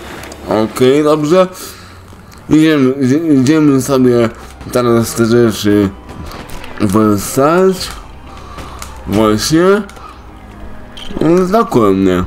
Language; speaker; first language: Polish; native; Polish